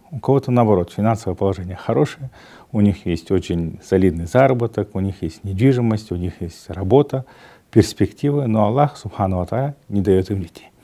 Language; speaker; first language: Russian; non-native, local second language; Kazakh